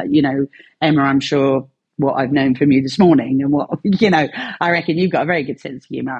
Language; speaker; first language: English; native; English